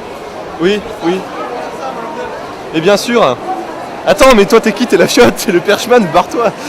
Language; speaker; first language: French; native; French